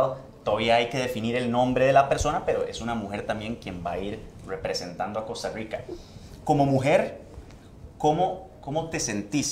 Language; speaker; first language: Spanish; native; Spanish